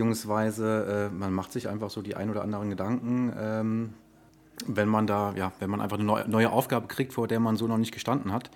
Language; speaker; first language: German; native; German